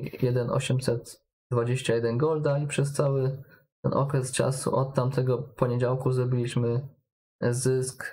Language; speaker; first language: Polish; native; Polish